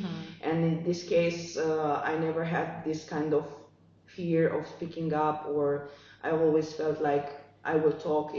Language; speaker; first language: English; non-native, fluent; Romanian